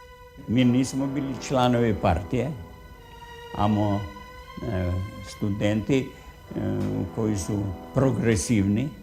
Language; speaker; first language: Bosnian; non-native, fluent; Russian